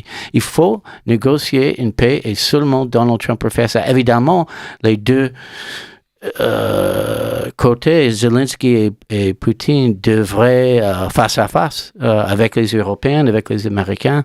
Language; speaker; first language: French; non-native, learner; English